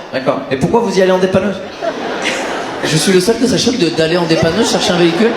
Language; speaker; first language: French; native; French